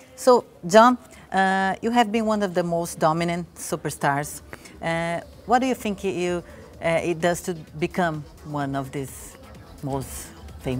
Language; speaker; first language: English; non-native, learner; Portuguese